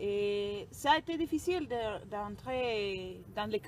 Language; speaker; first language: French; non-native, learner; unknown